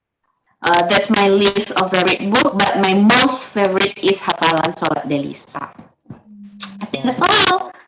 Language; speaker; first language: English; non-native, learner; Indonesian